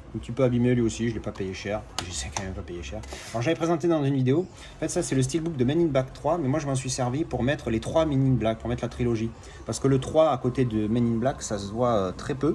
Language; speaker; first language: French; native; French